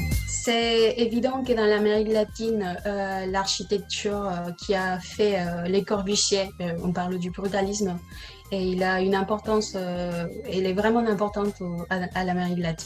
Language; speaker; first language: French; non-native, learner; Spanish